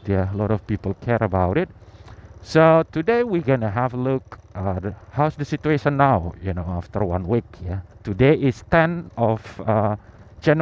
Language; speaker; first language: English; non-native, learner; Indonesian